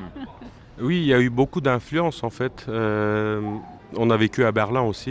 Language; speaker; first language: French; non-native, fluent; Turkish